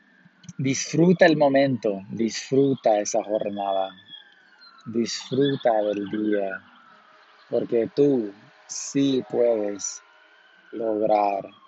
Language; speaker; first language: Spanish; early bilingual, heritage; Spanish